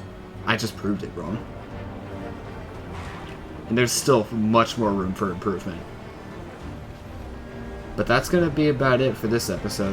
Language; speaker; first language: English; native; English